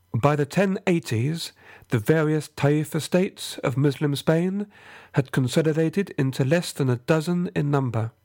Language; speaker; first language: English; native; English